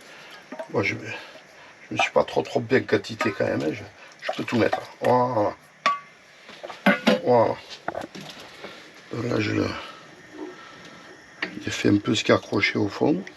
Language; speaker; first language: French; native; French